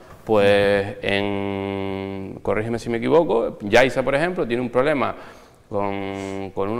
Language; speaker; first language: Spanish; native; Spanish